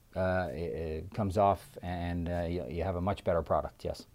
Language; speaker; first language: English; native; English